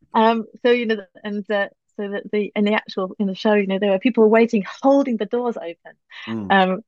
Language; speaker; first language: English; native; English